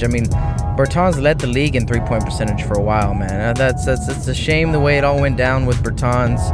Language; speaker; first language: English; native; English